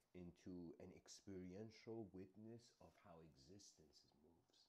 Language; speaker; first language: English; native; English